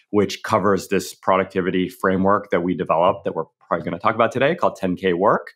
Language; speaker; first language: English; native; English